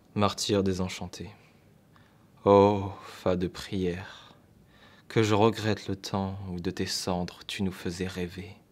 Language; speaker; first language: French; native; French